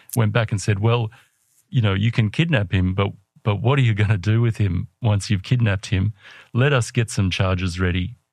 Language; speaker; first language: English; native; English